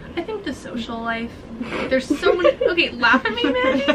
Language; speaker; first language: English; native; English